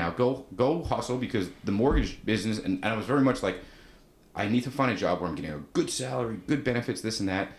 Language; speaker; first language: English; native; English